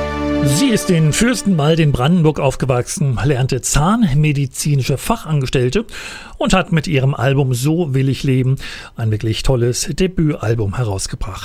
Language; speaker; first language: German; native; German